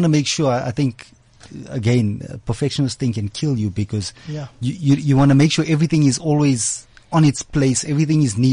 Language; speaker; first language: English; native; English